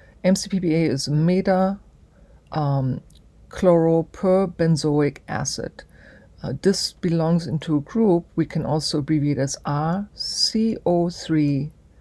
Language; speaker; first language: English; native; English